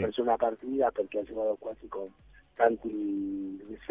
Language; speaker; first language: Italian; non-native, fluent; Spanish